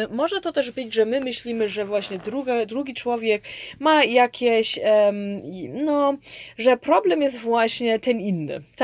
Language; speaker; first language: Polish; early bilingual, heritage; Polish